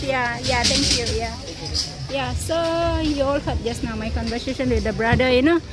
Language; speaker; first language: English; non-native, local second language; Malay